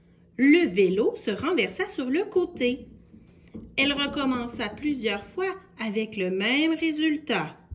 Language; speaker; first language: French; native; French